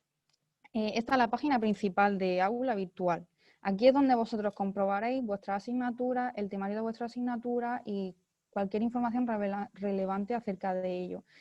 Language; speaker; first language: Spanish; native; Spanish